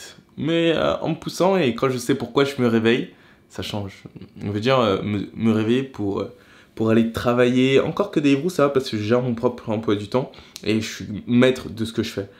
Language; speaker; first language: French; native; French